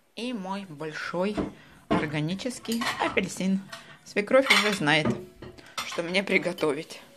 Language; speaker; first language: Russian; native; Russian